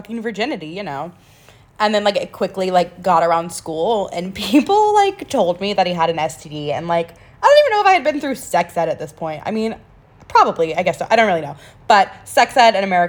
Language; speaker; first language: English; native; English